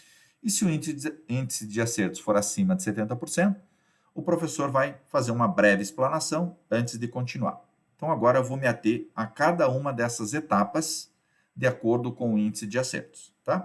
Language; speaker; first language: Portuguese; native; Portuguese